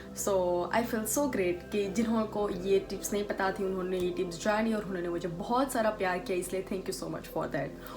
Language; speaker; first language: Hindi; non-native, local second language; Gujarati